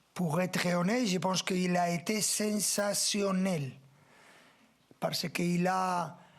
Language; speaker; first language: French; non-native, fluent; Spanish